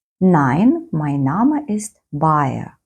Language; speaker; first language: German; non-native, fluent; Ukrainian